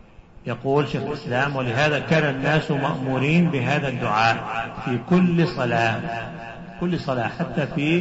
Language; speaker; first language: Arabic; native; Arabic